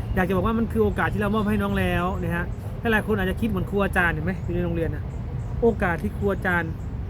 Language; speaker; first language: Thai; native; Thai